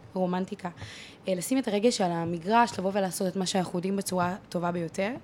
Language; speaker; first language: Hebrew; native; Hebrew